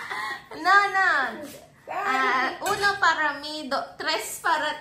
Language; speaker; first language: Spanish; non-native, learner; Filipino